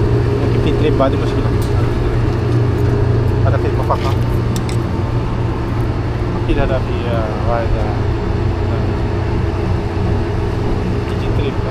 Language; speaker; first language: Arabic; non-native, learner; Filipino